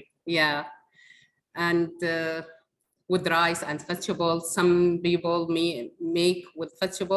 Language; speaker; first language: English; non-native, learner; Arabic